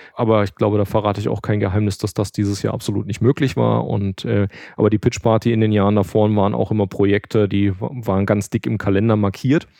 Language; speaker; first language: German; native; German